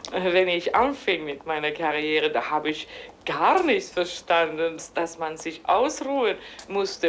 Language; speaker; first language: German; non-native, fluent; Swedish